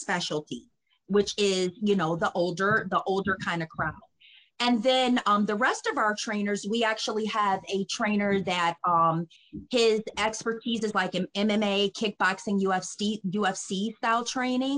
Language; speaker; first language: English; native; English